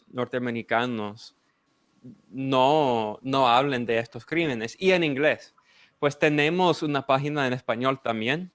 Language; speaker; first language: Spanish; non-native, fluent; English